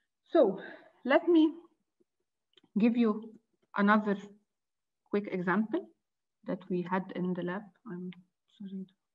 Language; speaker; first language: English; non-native, fluent; Arabic